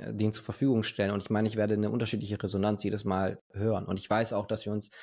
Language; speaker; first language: German; early bilingual, other home language; Spanish